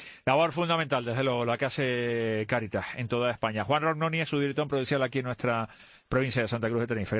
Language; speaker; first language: Spanish; native; Spanish